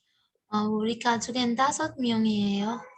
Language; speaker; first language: Korean; non-native, learner; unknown